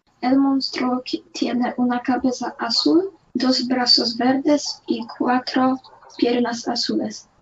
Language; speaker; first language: Spanish; non-native, learner; Polish